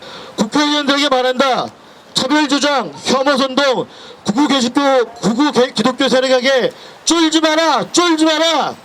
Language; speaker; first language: Korean; native; Korean